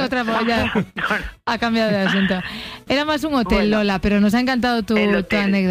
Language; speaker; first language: Spanish; native; Spanish